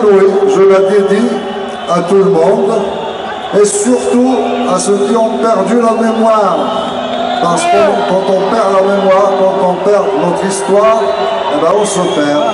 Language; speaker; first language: French; non-native, local second language; Kabyle